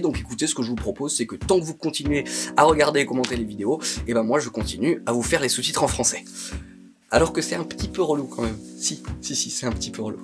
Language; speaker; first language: French; native; French